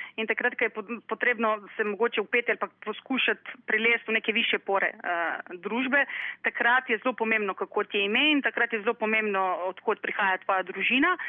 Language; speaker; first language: Slovenian; early bilingual, other home language; Bosnian